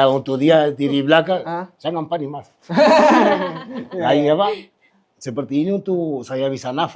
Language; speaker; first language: Indonesian; non-native, fluent; Spanish